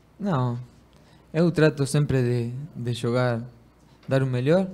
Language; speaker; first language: Portuguese; non-native, learner; Spanish